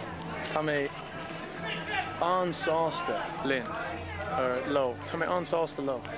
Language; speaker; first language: Irish; non-native, learner; English